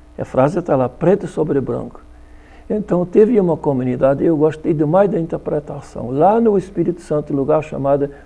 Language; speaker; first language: Portuguese; non-native, fluent; Dutch